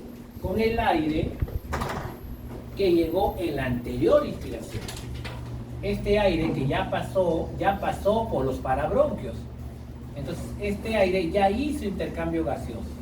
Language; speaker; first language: Spanish; native; Spanish